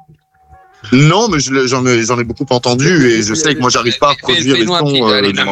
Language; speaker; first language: French; native; French